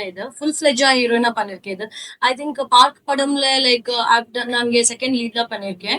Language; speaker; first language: Tamil; non-native, learner; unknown